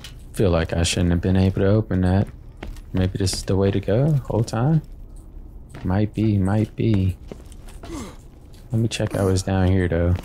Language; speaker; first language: English; native; English